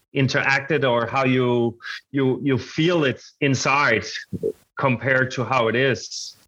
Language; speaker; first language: English; non-native, fluent; Danish